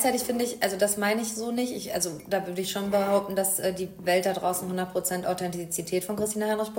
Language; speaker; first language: German; native; German